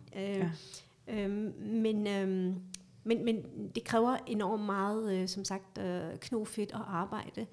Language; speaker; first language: Danish; early bilingual, other home language; Kurdish